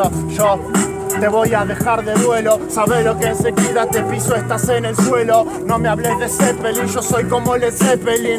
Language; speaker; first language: Spanish; native; Spanish